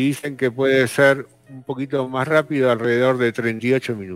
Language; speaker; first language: Spanish; native; Spanish